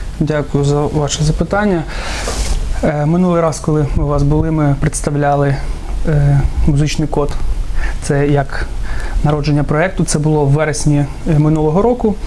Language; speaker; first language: Ukrainian; non-native, local second language; Russian